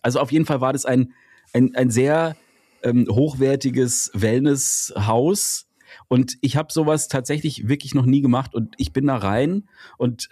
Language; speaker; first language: German; native; German